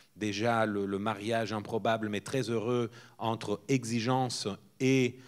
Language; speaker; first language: French; non-native, fluent; Portuguese